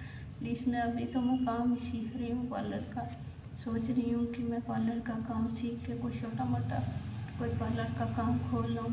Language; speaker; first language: Hindi; native; Hindi